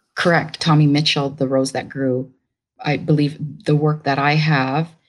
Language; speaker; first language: English; native; English